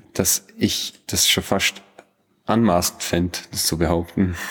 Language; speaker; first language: German; native; German